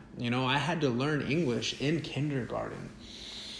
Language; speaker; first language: English; early bilingual, other home language; Spanish